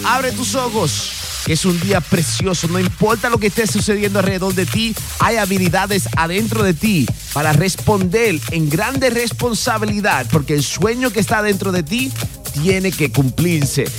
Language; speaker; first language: Spanish; native; Spanish